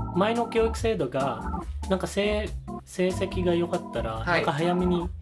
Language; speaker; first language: Japanese; non-native, fluent; Filipino